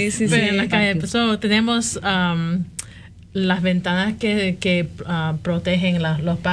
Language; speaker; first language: Spanish; early bilingual, heritage; Spanish